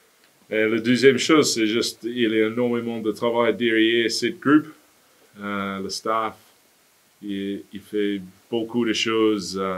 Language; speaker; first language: French; non-native, fluent; English